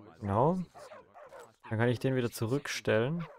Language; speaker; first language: German; native; German